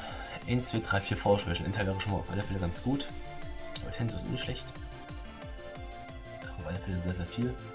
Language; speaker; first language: German; native; German